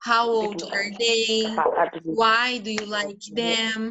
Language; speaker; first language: English; non-native, fluent; Portuguese